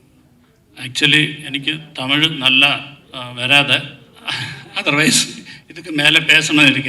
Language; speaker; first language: Tamil; non-native, learner; Malayalam